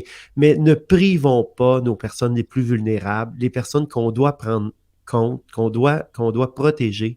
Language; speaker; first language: French; native; French